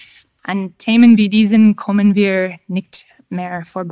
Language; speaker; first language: German; non-native, fluent; English